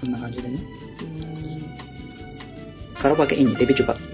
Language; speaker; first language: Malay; non-native, learner; Japanese